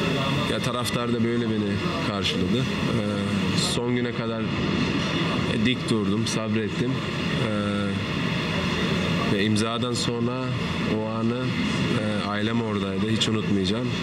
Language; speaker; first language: Turkish; early bilingual, heritage; Turkish